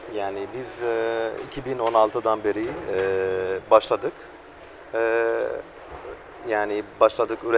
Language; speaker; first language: Turkish; non-native, learner; Arabic